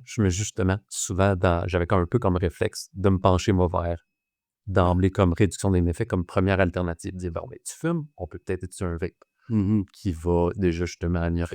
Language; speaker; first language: French; native; French